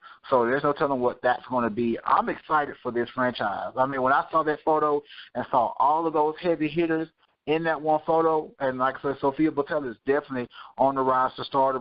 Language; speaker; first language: English; native; English